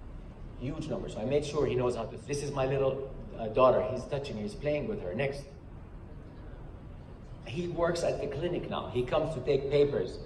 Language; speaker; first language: English; non-native, fluent; Arabic